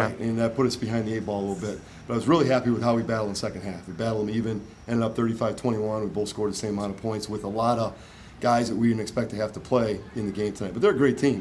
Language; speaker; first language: English; native; English